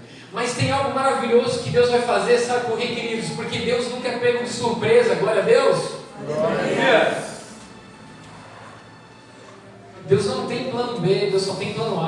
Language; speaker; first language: Portuguese; native; Portuguese